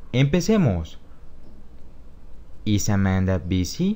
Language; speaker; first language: English; non-native, fluent; Spanish